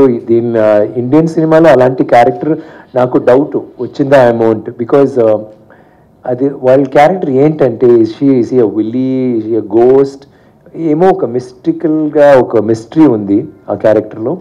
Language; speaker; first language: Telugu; non-native, fluent; Tamil